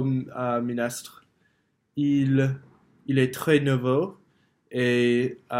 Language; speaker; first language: French; non-native, learner; English